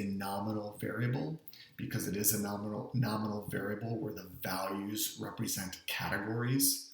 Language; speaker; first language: English; native; English